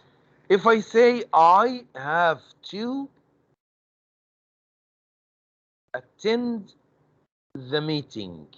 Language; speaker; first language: English; non-native, fluent; Arabic